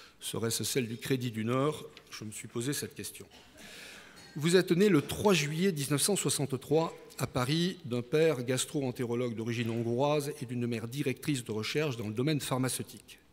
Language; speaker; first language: French; native; French